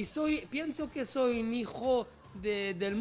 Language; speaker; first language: Spanish; non-native, learner; French